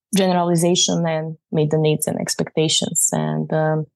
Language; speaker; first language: English; non-native, fluent; Croatian